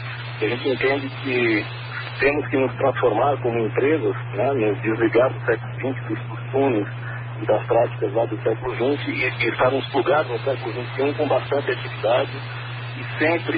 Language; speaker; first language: Portuguese; native; Portuguese